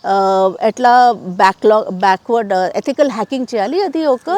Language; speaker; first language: Telugu; non-native, local second language; Hindi